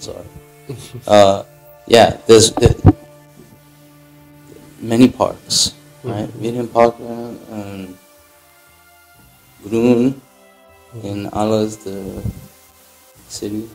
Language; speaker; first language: English; native; English